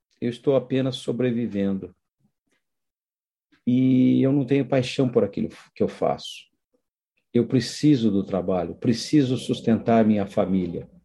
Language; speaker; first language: Portuguese; native; Portuguese